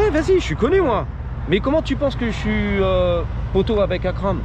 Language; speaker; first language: French; native; French